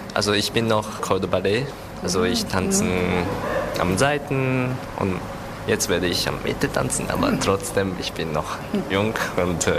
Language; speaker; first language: German; non-native, learner; Japanese